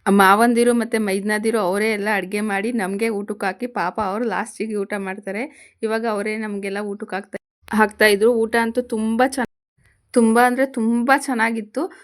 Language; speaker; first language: Kannada; non-native, local second language; Lambadi